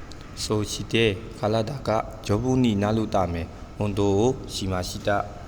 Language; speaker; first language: Japanese; non-native, learner; Burmese